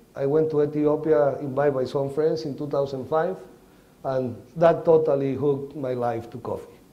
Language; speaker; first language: English; non-native, fluent; Spanish